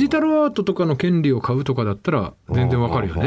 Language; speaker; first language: Japanese; native; Japanese